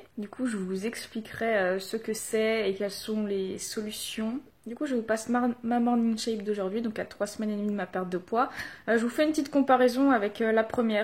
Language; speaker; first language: French; native; French